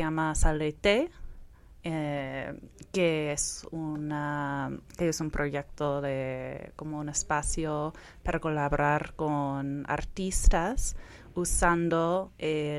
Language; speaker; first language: Spanish; non-native, fluent; English